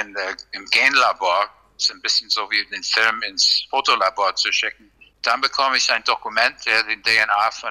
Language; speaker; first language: German; non-native, fluent; English